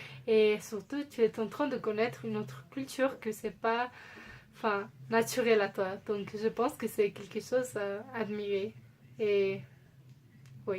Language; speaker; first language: French; non-native, fluent; Spanish